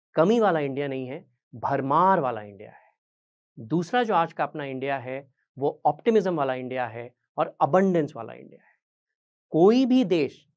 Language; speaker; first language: Hindi; native; Hindi